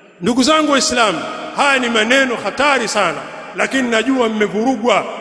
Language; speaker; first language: Swahili; native; Swahili